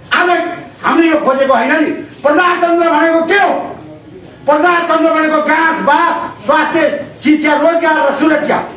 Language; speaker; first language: Nepali; native; Nepali